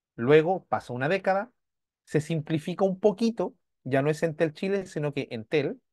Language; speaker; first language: Spanish; native; Spanish